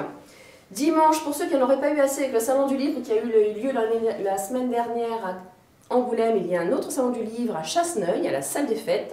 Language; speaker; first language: French; native; French